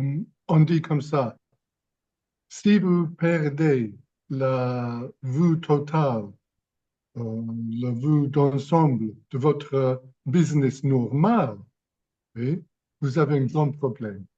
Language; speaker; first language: French; non-native, fluent; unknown